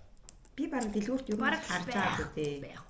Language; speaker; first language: Mongolian; native; Mongolian